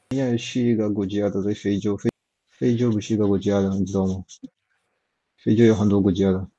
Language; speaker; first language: Chinese; non-native, learner; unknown